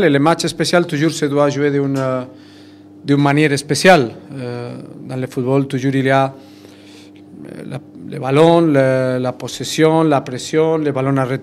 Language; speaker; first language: French; non-native, fluent; Spanish